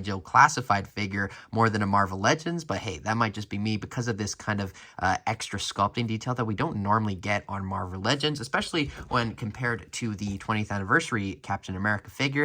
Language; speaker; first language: English; native; English